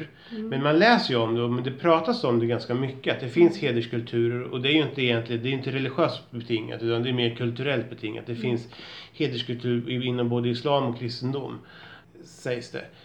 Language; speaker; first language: Swedish; native; Swedish